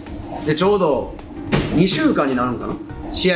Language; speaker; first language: Japanese; native; Japanese